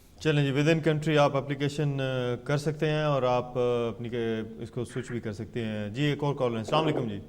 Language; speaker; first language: Urdu; native; Urdu